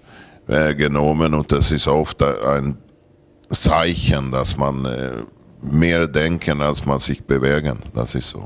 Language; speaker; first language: German; non-native, learner; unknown